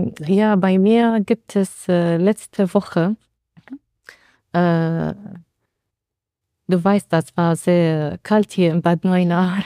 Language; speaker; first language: German; non-native, learner; Arabic